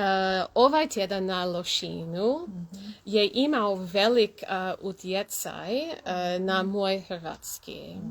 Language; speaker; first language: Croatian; non-native, learner; English